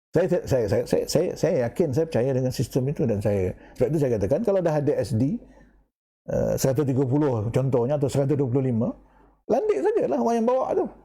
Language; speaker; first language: Malay; native; Malay